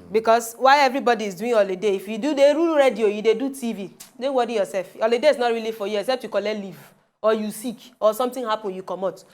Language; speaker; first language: Nigerian Pidgin; non-native, local second language; Yoruba